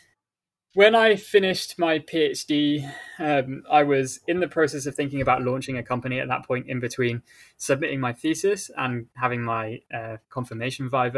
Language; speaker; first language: English; native; English